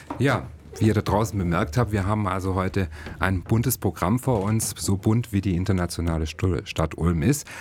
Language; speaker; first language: German; native; German